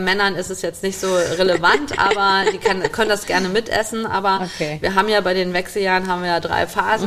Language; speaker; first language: German; native; German